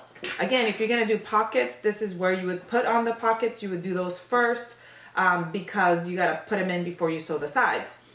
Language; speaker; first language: English; native; English